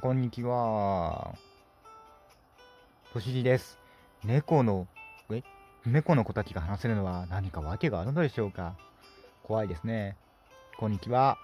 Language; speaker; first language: Japanese; native; Japanese